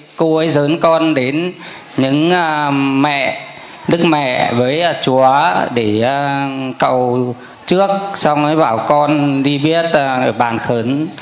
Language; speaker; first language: Vietnamese; non-native, local second language; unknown